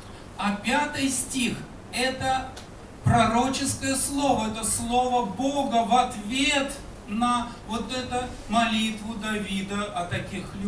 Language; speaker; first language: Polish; non-native, learner; Russian